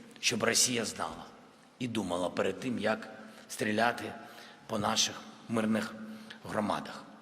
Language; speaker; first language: Ukrainian; non-native, local second language; Russian